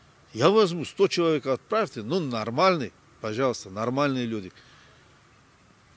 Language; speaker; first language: Russian; non-native, learner; Turkish